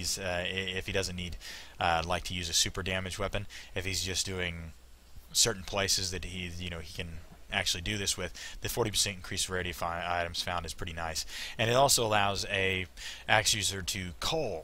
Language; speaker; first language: English; native; English